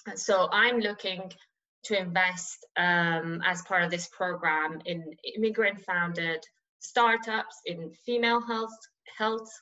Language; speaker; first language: English; non-native, fluent; Persian